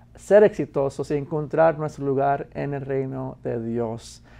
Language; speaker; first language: Spanish; non-native, fluent; English